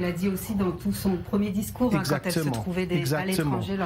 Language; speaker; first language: French; native; French